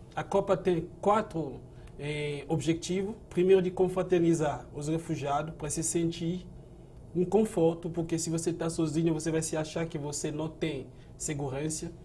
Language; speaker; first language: Portuguese; non-native, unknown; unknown